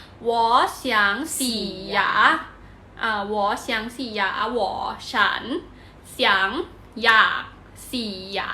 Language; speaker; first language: Chinese; non-native, learner; Thai